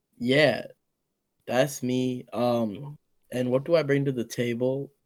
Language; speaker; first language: English; early bilingual, other home language; Amharic